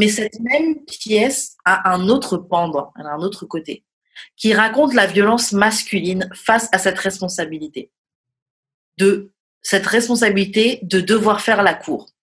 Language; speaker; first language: French; native; French